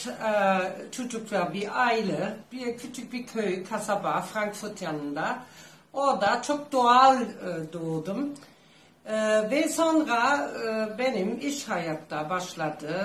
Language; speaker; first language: Turkish; non-native, learner; German